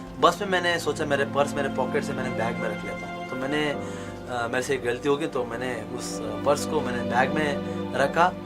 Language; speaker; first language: Hindi; non-native, local second language; Kannada